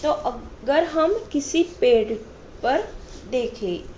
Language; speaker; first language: Hindi; non-native, local second language; Marathi